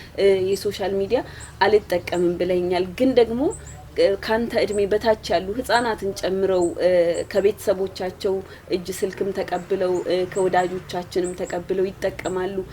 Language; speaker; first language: Amharic; non-native, local second language; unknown